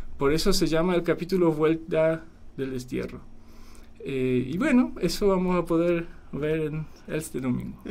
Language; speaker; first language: Spanish; non-native, fluent; Polish